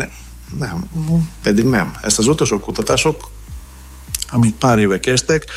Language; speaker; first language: Hungarian; non-native, fluent; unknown